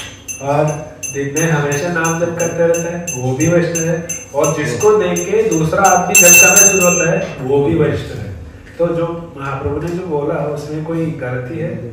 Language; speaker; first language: Hindi; non-native, fluent; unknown